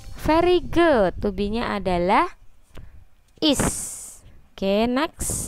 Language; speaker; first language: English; non-native, fluent; Indonesian